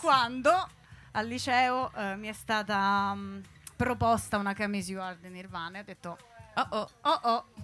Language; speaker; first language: Italian; native; Italian